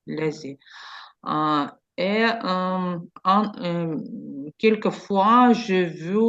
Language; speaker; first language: French; non-native, learner; Ukrainian